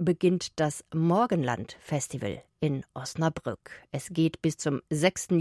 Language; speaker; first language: German; native; German